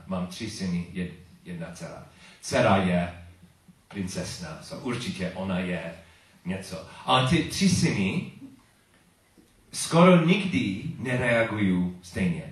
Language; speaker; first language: Czech; non-native, learner; English